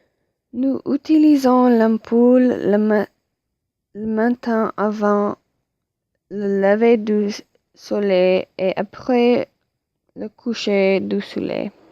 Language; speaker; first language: French; non-native, learner; English